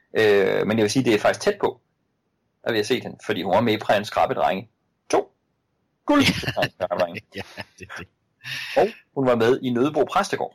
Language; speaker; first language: Danish; native; Danish